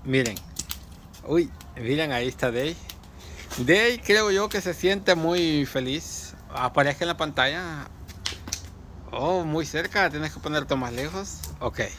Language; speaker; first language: Spanish; native; Spanish